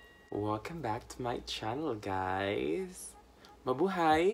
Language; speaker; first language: English; non-native, local second language; Filipino